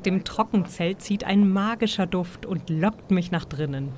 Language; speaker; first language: German; native; German